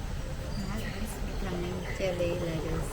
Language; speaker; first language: English; non-native, learner; Khmer